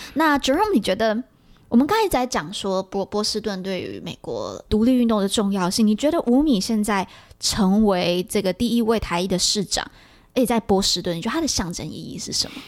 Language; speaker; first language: Chinese; native; Chinese